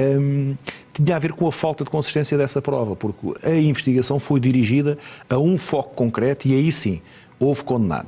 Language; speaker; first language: Portuguese; native; Portuguese